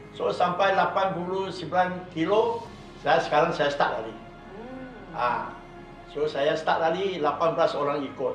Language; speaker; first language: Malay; non-native, local second language; Chinese